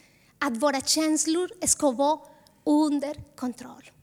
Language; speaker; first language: Swedish; non-native, fluent; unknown